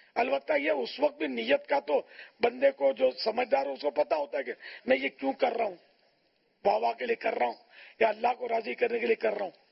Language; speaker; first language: Urdu; non-native, local second language; Memoni